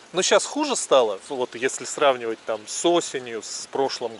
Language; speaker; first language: Russian; native; Russian